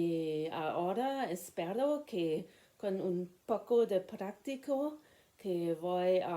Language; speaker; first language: Spanish; non-native, learner; German